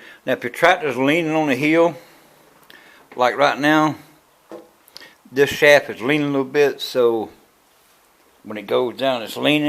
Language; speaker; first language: English; native; English